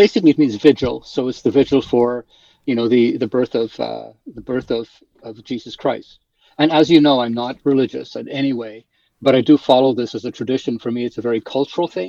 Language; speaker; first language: English; early bilingual, other home language; Polish